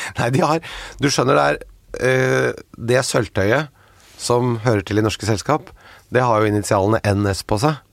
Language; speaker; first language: Norwegian; native; Norwegian